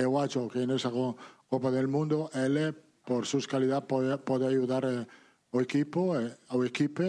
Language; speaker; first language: Portuguese; non-native, learner; Italian